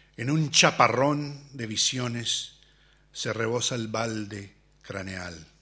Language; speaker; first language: Spanish; early bilingual, heritage; Spanish